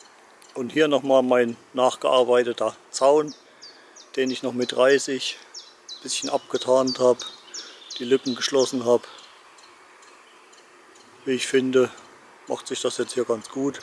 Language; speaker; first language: German; native; German